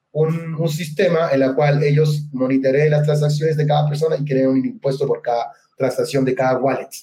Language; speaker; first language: Spanish; native; Spanish